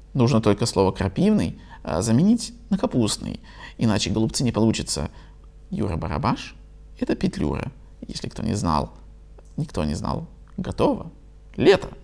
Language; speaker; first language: Russian; native; Russian